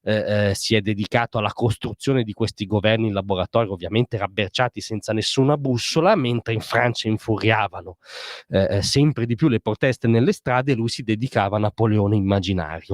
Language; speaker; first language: Italian; native; Italian